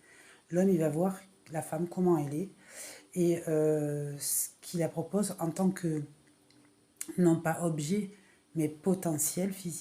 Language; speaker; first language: French; native; French